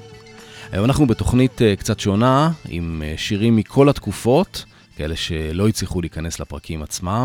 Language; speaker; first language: Hebrew; native; Hebrew